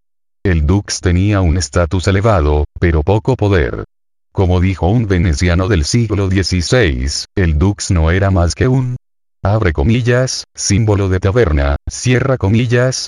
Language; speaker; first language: Spanish; native; Spanish